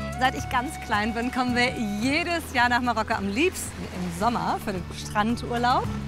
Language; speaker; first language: German; early bilingual, other home language; Riffian